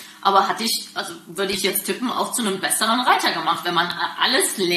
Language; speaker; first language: German; native; German